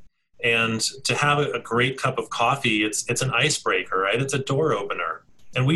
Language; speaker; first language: English; native; English